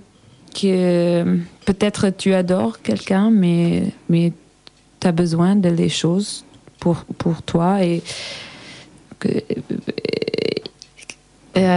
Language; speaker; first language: French; non-native, learner; English